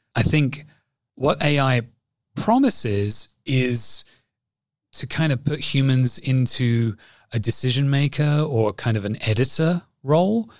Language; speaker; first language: English; native; English